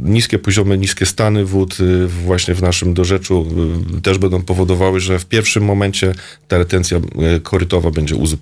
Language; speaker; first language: Polish; native; Polish